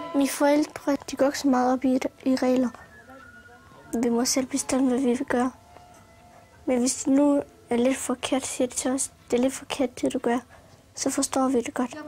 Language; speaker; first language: Danish; early bilingual, other home language; Arabic